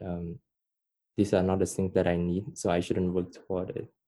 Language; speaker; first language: English; non-native, fluent; Khmer